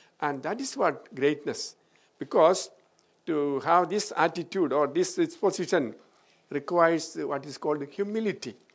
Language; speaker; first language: English; non-native, local second language; Malayalam